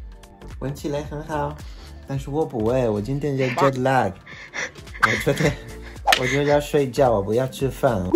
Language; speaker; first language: Chinese; non-native, learner; English